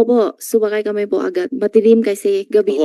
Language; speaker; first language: Filipino; non-native, learner; Chinese